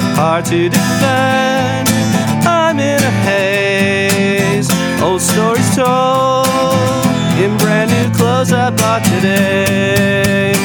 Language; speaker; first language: English; native; English